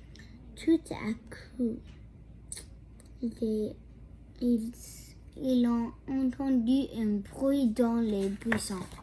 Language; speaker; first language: French; non-native, local second language; English